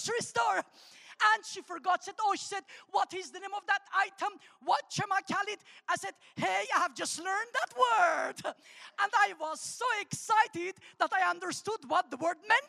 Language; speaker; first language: English; non-native, fluent; Armenian